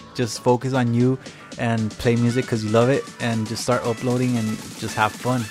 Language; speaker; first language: English; early bilingual, other home language; Spanish